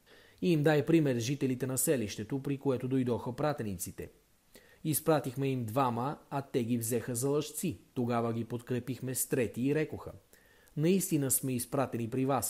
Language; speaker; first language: Bulgarian; native; Bulgarian